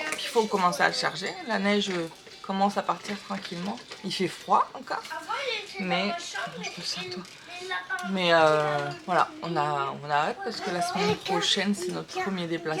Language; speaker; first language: French; native; French